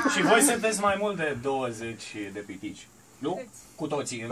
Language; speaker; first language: Romanian; native; Romanian